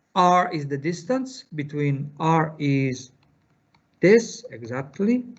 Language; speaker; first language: English; non-native, fluent; Italian